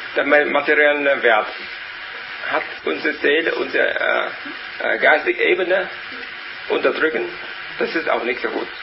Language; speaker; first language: German; non-native, learner; Vietnamese